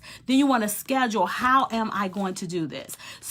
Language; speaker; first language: English; native; English